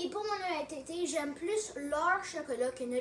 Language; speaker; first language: French; non-native, local second language; English